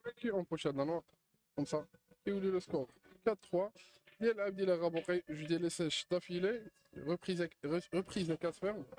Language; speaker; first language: French; non-native, local second language; Arabic